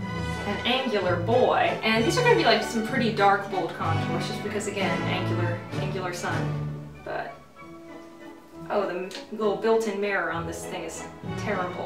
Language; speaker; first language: English; native; English